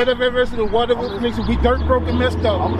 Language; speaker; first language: English; native; English